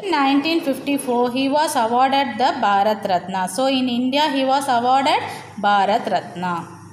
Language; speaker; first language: English; non-native, local second language; Tamil